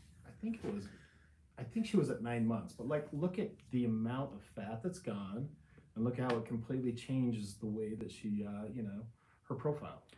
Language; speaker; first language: English; native; English